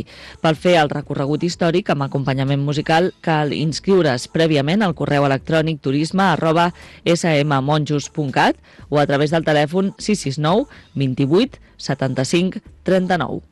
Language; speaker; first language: Catalan; native; Catalan